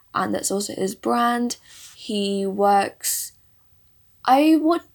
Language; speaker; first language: English; early bilingual, other home language; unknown